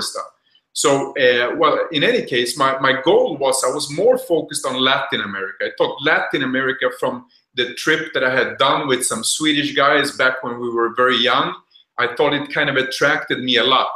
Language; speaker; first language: English; non-native, fluent; Swedish